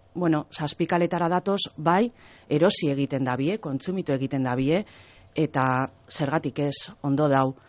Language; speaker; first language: Basque; native; Basque